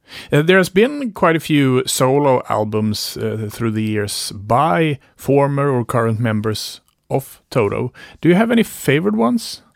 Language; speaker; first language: English; non-native, fluent; Swedish